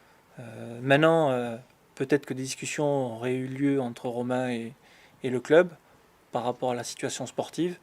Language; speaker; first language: French; native; French